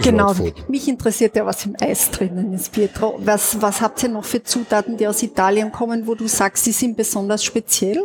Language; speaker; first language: German; native; German